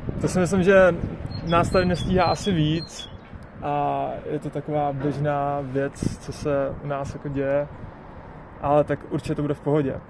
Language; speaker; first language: Czech; native; Czech